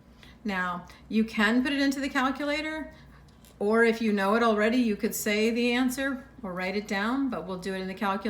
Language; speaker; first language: English; native; English